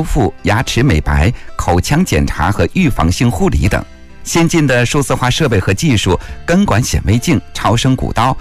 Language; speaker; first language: Chinese; native; Chinese